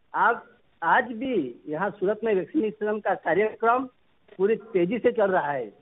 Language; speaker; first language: Hindi; non-native, local second language; Gujarati